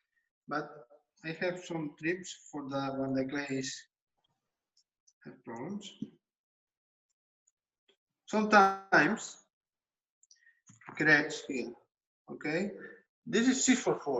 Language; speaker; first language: English; non-native, learner; Spanish